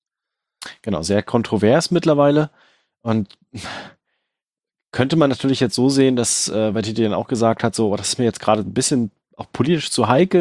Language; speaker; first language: German; native; German